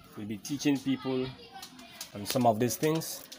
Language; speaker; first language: English; non-native, fluent; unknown